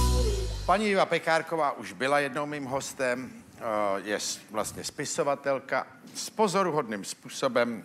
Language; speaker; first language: Czech; native; Czech